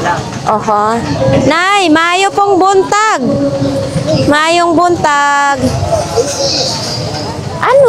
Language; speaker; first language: Filipino; native; Filipino